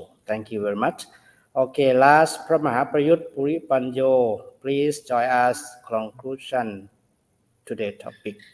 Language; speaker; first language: English; non-native, learner; Thai